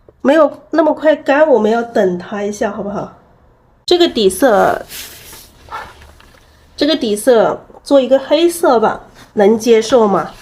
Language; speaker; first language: Chinese; native; Chinese